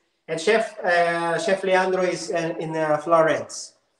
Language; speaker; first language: English; non-native, local second language; Filipino